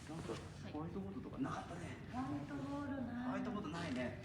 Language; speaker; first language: Japanese; native; Japanese